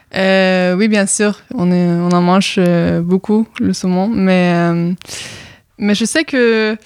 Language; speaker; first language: French; non-native, fluent; Norwegian